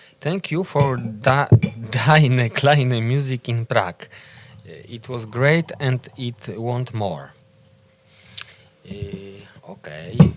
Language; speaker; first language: English; non-native, learner; Polish